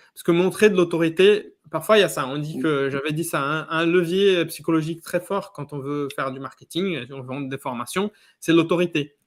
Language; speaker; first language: French; non-native, fluent; Portuguese